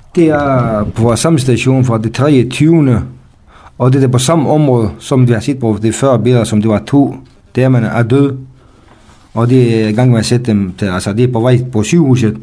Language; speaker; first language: Danish; non-native, fluent; Kurdish